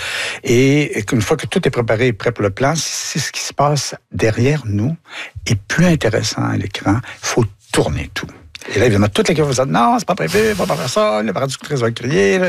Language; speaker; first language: French; native; French